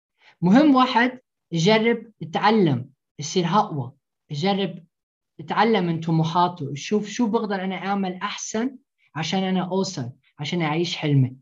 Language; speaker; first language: Arabic; early bilingual, heritage; Arabic